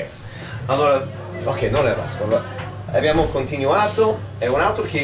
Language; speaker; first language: Italian; non-native, learner; English